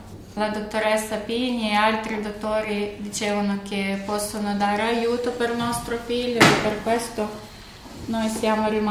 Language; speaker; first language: Italian; non-native, learner; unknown